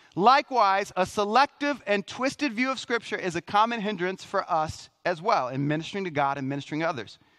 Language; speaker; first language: English; native; English